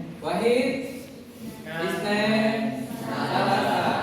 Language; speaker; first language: Arabic; non-native, fluent; Indonesian